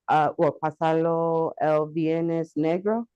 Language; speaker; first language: Spanish; non-native, learner; English